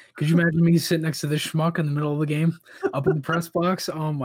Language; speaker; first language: English; native; English